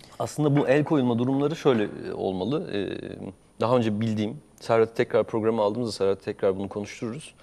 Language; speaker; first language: Turkish; native; Turkish